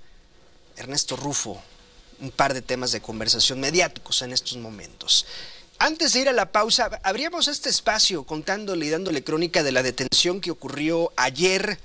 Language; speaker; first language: Spanish; native; Spanish